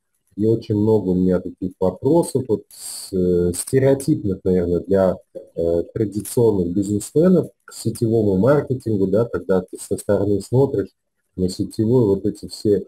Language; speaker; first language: Russian; native; Russian